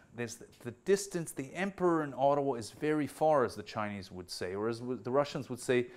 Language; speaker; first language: English; native; English